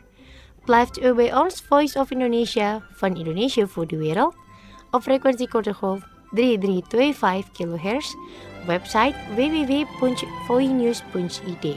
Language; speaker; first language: Dutch; non-native, fluent; Indonesian